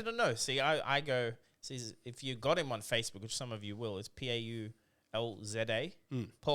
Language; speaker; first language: English; native; English